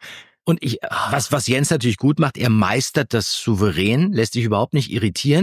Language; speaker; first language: German; native; German